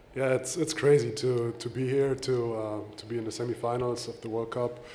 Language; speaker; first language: English; non-native, fluent; German